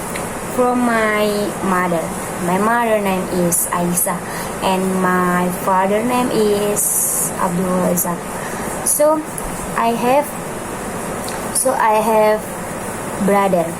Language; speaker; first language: English; non-native, learner; Indonesian